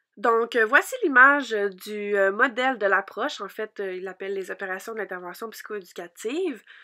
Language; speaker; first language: French; native; French